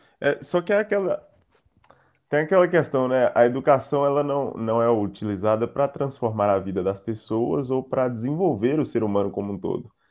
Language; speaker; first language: Portuguese; native; Portuguese